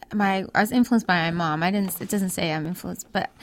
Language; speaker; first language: English; native; English